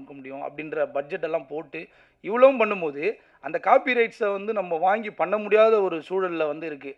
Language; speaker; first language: Tamil; native; Tamil